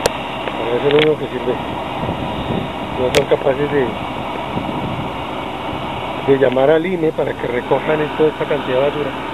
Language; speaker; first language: Spanish; native; Spanish